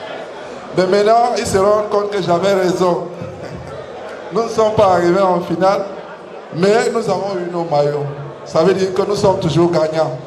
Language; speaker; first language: French; non-native, learner; English